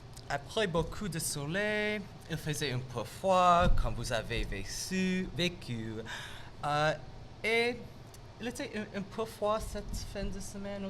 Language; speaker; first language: French; non-native, local second language; English